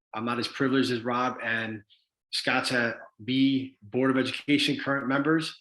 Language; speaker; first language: English; early bilingual, other home language; Spanish